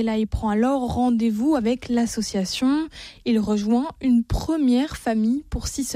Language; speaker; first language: French; native; French